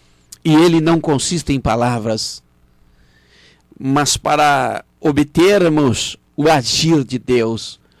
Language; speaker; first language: Portuguese; native; Portuguese